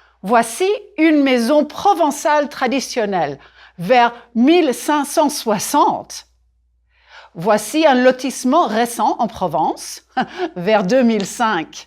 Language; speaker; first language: French; native; French